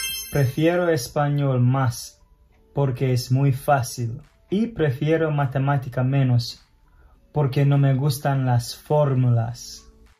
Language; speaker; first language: Spanish; non-native, fluent; English